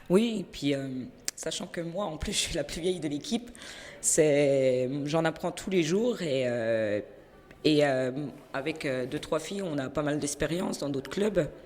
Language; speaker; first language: French; native; French